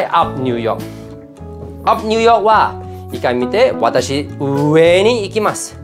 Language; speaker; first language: Japanese; non-native, fluent; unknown